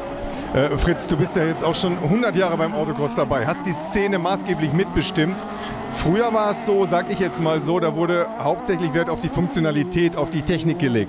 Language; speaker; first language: German; native; German